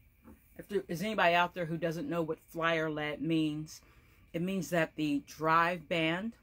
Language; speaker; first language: English; native; English